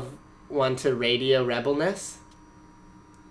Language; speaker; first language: English; native; English